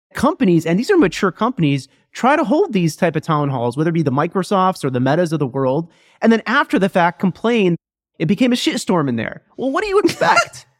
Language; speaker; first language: English; native; English